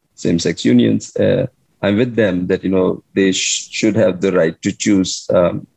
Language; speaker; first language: English; non-native, local second language; Hindi